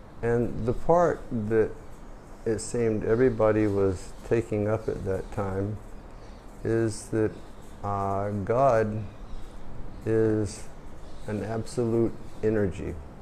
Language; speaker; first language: English; native; English